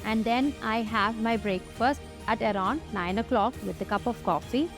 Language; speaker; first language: English; non-native, local second language; Malayalam